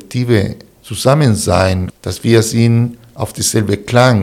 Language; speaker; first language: German; non-native, fluent; Spanish